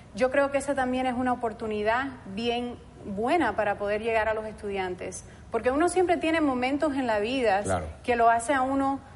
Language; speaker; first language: Spanish; early bilingual, heritage; Spanish